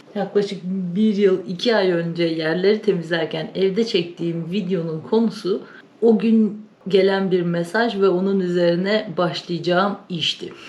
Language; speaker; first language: Turkish; native; Turkish